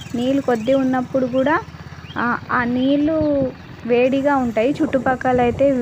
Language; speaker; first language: Telugu; native; Telugu